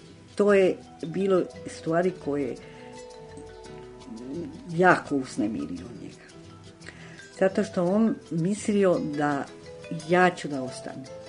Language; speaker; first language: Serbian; non-native, fluent; Spanish